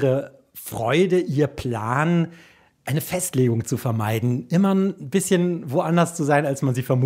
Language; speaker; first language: German; native; German